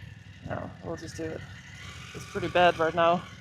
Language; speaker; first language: English; non-native, fluent; Dutch